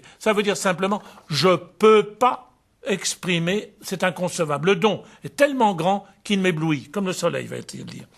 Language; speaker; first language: French; native; French